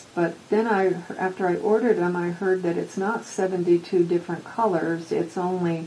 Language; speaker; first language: English; native; English